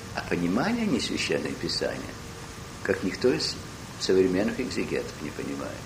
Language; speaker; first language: Russian; early bilingual, heritage; Russian